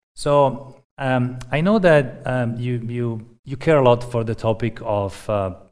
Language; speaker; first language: English; non-native, fluent; Italian